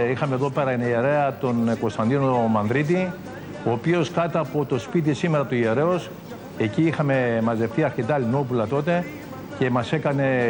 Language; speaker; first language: Greek; early bilingual, heritage; Greek